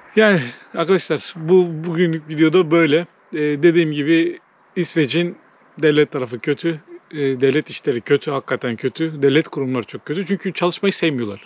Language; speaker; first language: Turkish; native; Turkish